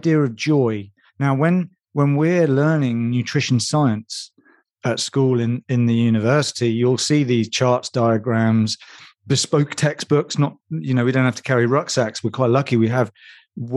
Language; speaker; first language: English; native; English